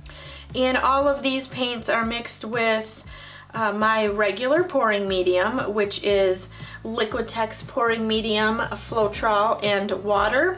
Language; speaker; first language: English; native; English